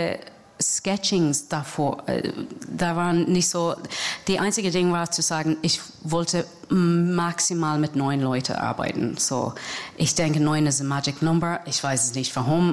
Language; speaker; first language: German; non-native, learner; English